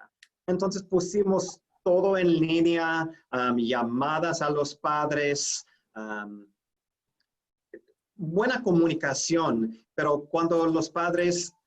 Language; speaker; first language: Spanish; non-native, fluent; English